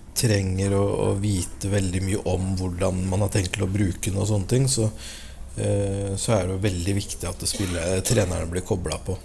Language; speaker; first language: Norwegian; native; Norwegian